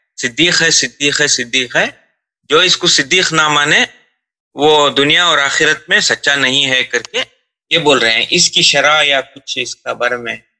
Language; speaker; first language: Urdu; native; Urdu